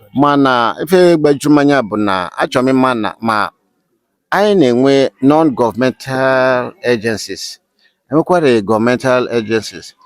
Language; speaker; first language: Igbo; native; Igbo